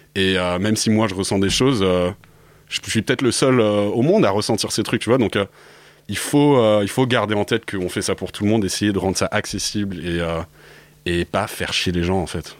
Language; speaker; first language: French; early bilingual, other home language; English